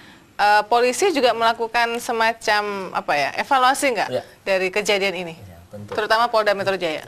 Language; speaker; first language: Indonesian; native; Indonesian